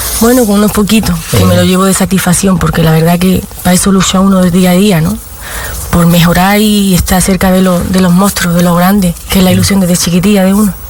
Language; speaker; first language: Spanish; native; Spanish